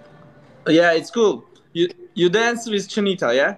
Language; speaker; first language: English; non-native, learner; Russian